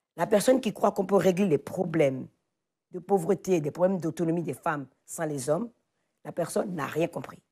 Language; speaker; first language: French; non-native, local second language; Fon